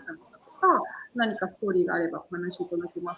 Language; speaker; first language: Japanese; native; Japanese